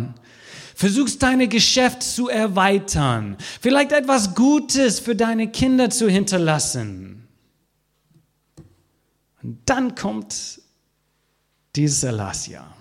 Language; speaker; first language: German; non-native, fluent; English